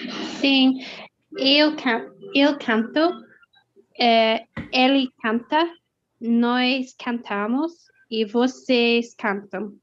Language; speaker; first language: Portuguese; non-native, learner; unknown